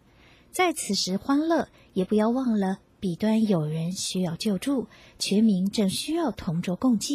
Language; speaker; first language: Chinese; native; Chinese